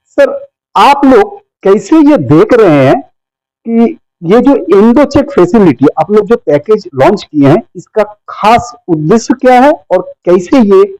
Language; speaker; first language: Hindi; non-native, local second language; Bangla